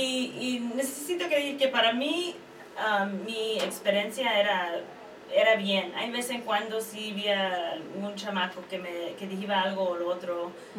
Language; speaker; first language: Spanish; early bilingual, heritage; Spanish